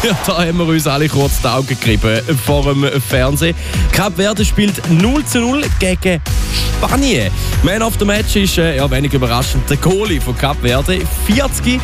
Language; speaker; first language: German; native; German